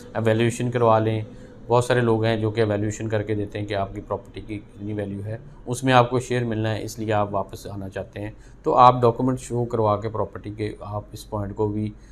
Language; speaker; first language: Urdu; non-native, local second language; Punjabi